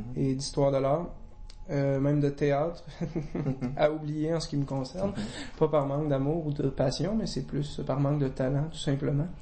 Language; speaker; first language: French; native; French